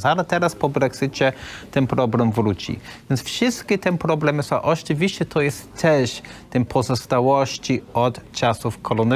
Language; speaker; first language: Polish; non-native, learner; English